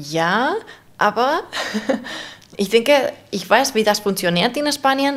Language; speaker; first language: German; non-native, fluent; Spanish